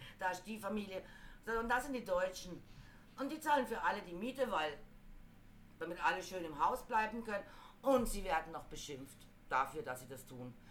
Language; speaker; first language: German; native; German